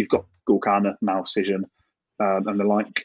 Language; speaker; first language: English; native; English